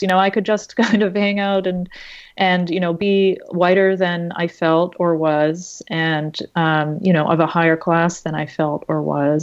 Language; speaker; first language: English; native; English